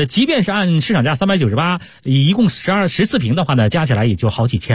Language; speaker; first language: Chinese; native; Chinese